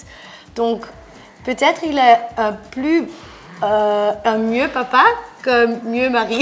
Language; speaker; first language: French; non-native, local second language; Dutch